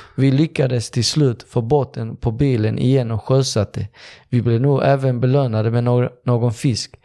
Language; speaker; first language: Swedish; early bilingual, other home language; Persian